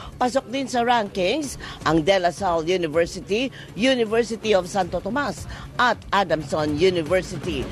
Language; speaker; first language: Filipino; native; Filipino